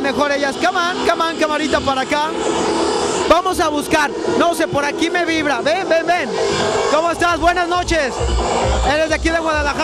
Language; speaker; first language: Spanish; native; Spanish